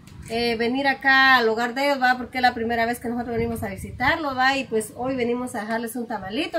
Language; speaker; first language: Spanish; native; Spanish